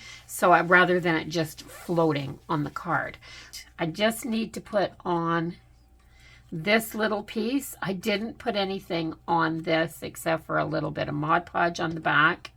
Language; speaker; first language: English; native; English